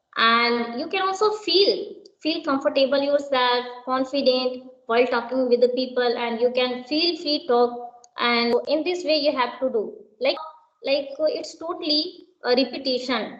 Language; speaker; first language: English; non-native, local second language; Hindi